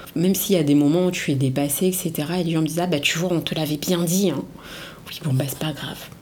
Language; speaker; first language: French; early bilingual, other home language; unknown